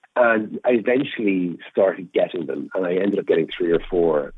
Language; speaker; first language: English; native; English